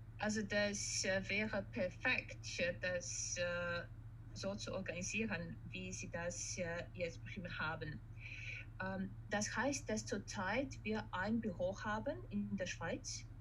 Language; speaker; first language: German; non-native, fluent; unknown